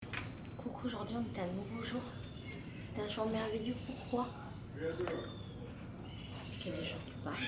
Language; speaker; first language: French; native; French